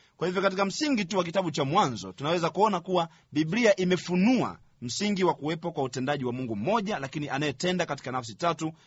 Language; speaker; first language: Swahili; native; Swahili